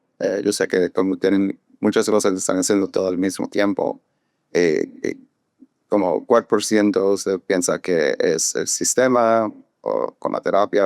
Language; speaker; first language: Spanish; non-native, fluent; English